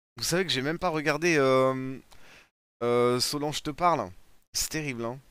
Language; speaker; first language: French; native; French